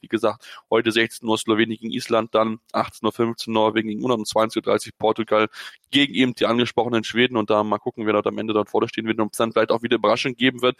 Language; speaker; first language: German; native; German